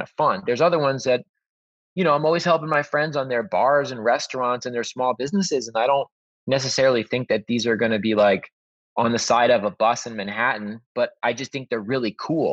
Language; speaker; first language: English; native; English